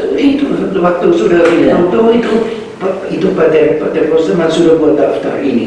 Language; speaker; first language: Indonesian; non-native, fluent; Hungarian